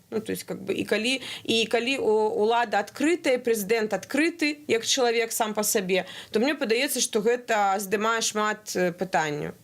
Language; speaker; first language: Belarusian; non-native, local second language; Russian